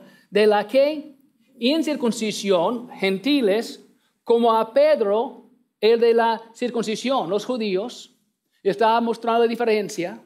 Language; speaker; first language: Spanish; non-native, learner; English